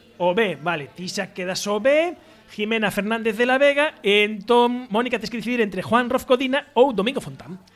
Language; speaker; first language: Galician; native; Galician